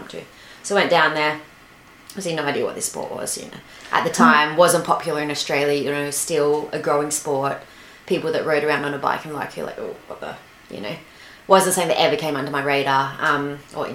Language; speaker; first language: English; native; English